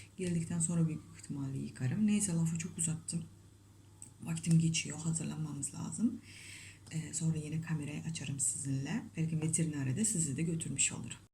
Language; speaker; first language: Turkish; non-native, fluent; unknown